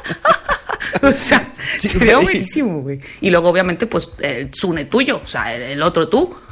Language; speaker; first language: Spanish; native; Spanish